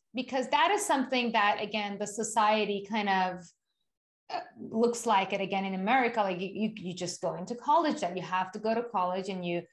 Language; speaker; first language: English; non-native, fluent; Persian